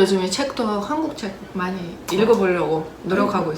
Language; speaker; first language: Korean; non-native, fluent; Russian